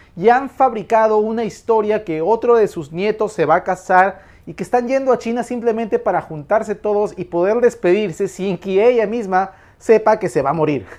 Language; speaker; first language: Spanish; native; Spanish